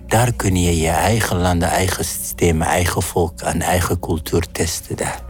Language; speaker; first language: Dutch; non-native, fluent; Arabic